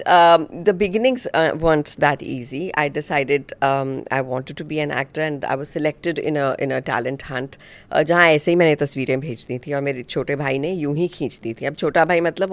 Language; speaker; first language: English; non-native, local second language; Punjabi